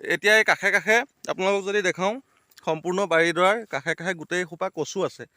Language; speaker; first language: Assamese; native; Assamese